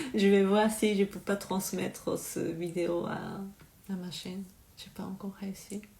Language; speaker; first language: French; non-native, learner; Japanese